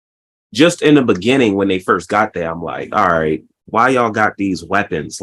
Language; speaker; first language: English; native; English